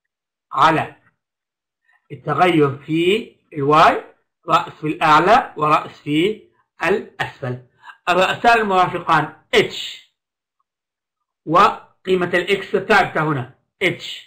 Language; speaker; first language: Arabic; native; Arabic